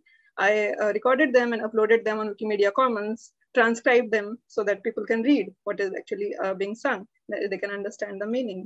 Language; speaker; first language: English; early bilingual, other home language; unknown